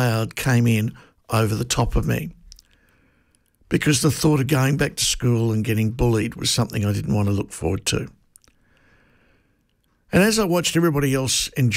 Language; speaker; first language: English; native; English